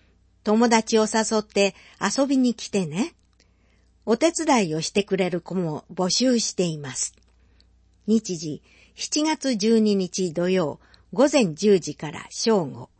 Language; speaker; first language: Japanese; native; Japanese